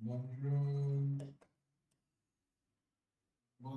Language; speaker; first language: French; non-native, learner; Hindi